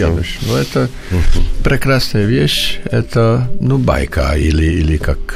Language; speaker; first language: Russian; non-native, learner; Hungarian